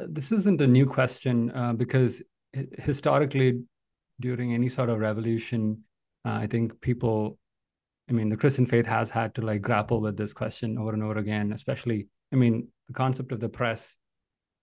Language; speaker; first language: English; non-native, local second language; Malayalam